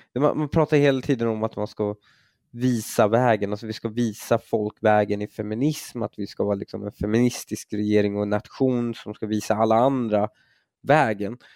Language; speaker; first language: Swedish; early bilingual, other home language; Persian